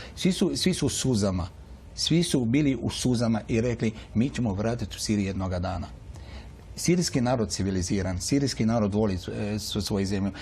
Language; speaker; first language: Bosnian; non-native, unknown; Arabic